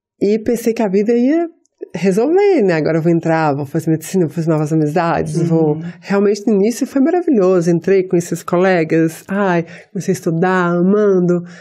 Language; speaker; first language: Portuguese; native; Portuguese